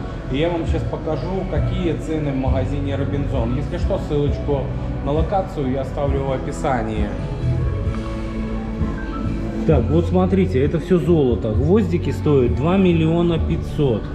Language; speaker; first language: Russian; native; Russian